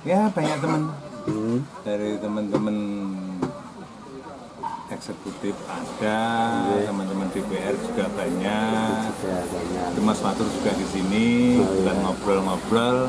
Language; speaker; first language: Indonesian; non-native, local second language; Javanese